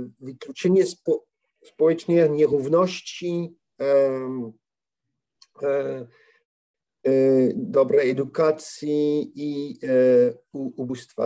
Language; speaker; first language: Polish; non-native, learner; French